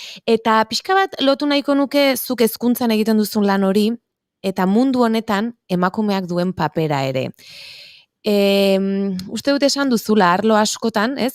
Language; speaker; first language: Basque; native; Basque